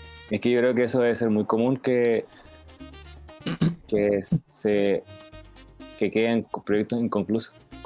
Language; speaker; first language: Spanish; native; Spanish